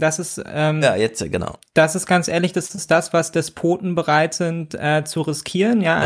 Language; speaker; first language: German; native; German